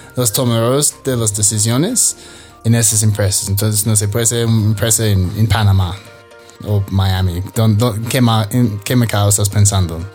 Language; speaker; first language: Spanish; non-native, fluent; English